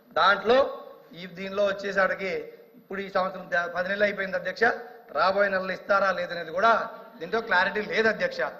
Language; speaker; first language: Telugu; native; Telugu